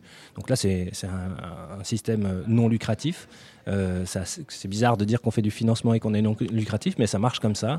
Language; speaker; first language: French; native; French